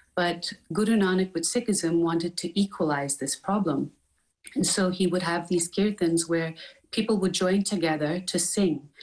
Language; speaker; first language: English; native; English